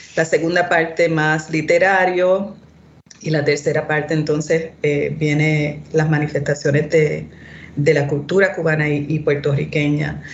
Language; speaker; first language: Spanish; early bilingual, heritage; Spanish